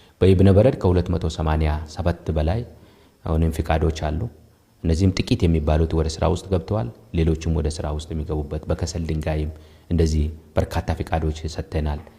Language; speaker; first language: Amharic; non-native, local second language; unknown